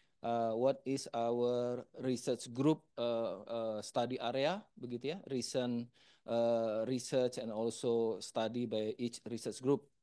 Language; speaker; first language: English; non-native, fluent; Indonesian